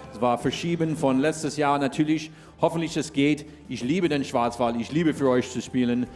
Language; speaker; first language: German; non-native, fluent; English